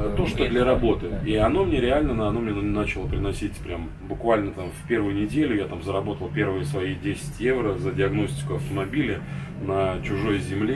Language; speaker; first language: Russian; native; Russian